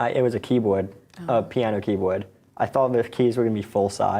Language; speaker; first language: English; native; English